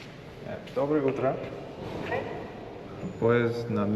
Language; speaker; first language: Russian; non-native, learner; English